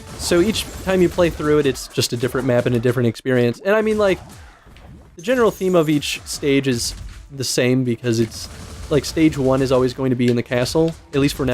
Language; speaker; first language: English; native; English